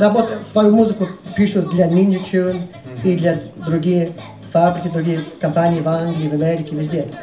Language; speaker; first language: Russian; early bilingual, heritage; English